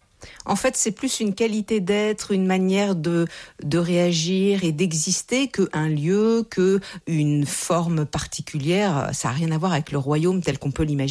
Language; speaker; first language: French; native; French